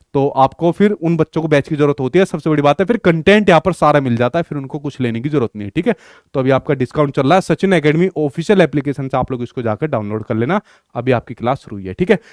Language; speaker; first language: Hindi; native; Hindi